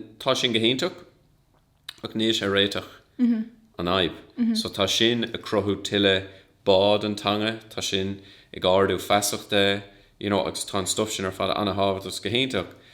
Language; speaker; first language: Irish; non-native, local second language; English